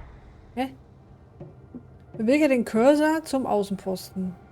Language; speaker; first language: German; native; German